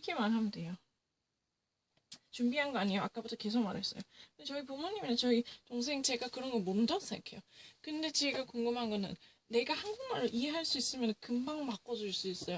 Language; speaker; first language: Korean; early bilingual, heritage; English